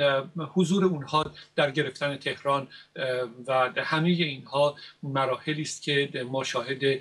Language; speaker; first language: Persian; native; Persian